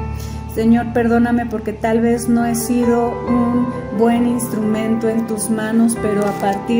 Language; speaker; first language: Spanish; native; Spanish